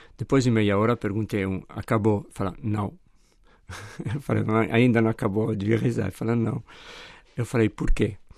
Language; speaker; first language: Portuguese; non-native, fluent; Italian